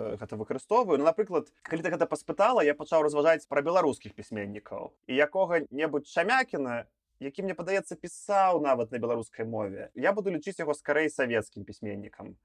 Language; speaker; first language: Belarusian; non-native, local second language; Russian